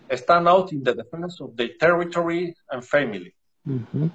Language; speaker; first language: English; non-native, learner; Spanish